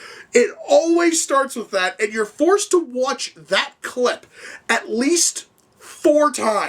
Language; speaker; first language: English; native; English